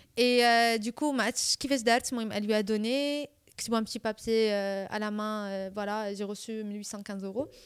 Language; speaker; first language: French; non-native, local second language; Arabic